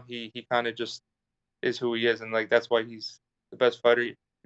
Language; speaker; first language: English; native; English